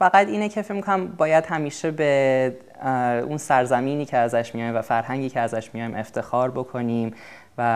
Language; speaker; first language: Persian; early bilingual, heritage; Persian